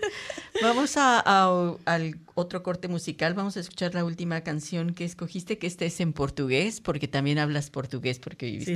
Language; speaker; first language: Spanish; native; Spanish